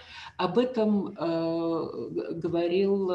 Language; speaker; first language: Russian; native; Russian